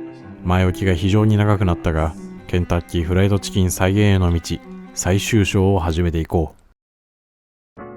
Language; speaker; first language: Japanese; native; Japanese